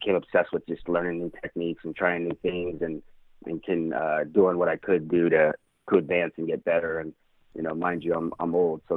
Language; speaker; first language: English; native; English